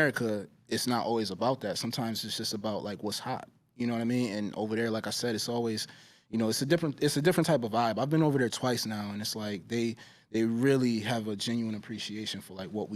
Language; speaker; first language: English; native; English